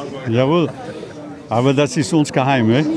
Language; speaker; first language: German; non-native, learner; Dutch